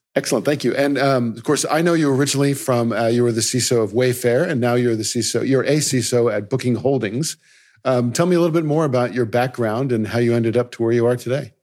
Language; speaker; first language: English; early bilingual, other home language; Dutch